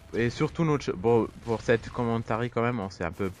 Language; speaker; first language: French; non-native, fluent; German